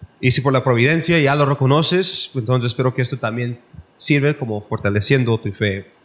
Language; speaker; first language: Spanish; non-native, learner; English